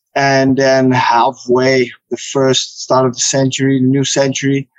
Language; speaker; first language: English; non-native, fluent; Dutch